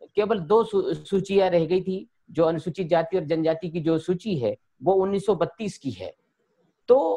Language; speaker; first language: Hindi; native; Hindi